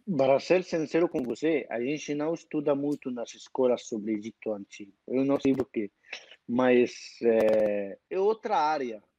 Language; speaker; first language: Portuguese; non-native, fluent; Arabic